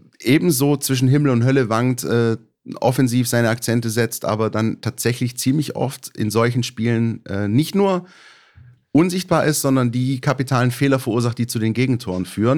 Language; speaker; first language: German; native; German